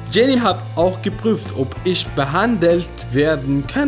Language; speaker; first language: German; non-native, fluent; Arabic